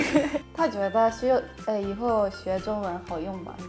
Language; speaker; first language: Chinese; non-native, learner; Japanese